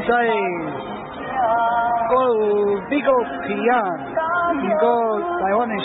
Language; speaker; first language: Chinese; non-native, learner; English